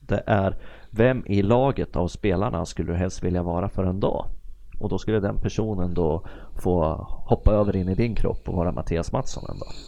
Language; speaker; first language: Swedish; native; Swedish